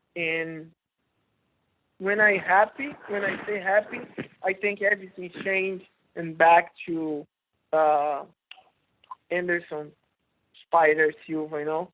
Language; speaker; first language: English; non-native, learner; Portuguese